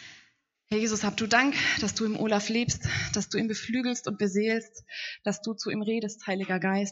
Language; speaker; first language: German; native; German